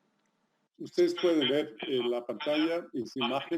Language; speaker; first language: Spanish; non-native, fluent; English